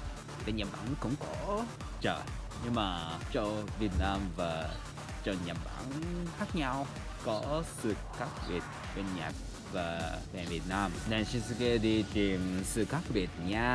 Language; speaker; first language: Vietnamese; non-native, learner; Japanese